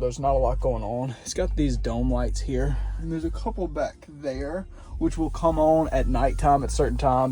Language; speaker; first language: English; native; English